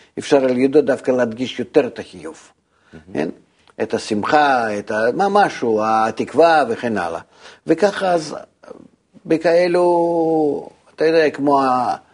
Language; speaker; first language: Hebrew; non-native, fluent; Russian